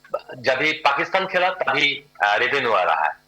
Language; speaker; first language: Hindi; non-native, learner; Bangla